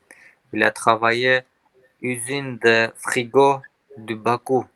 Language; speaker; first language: French; non-native, learner; Armenian